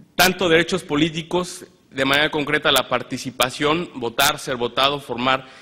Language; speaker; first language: Spanish; native; Spanish